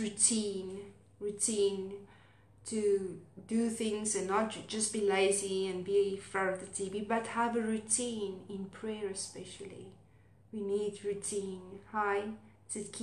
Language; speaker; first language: English; non-native, local second language; Afrikaans